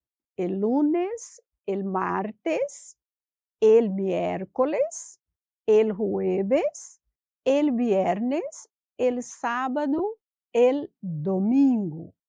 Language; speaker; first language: Spanish; non-native, fluent; Portuguese